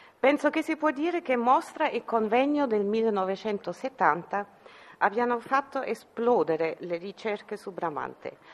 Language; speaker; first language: Italian; non-native, fluent; German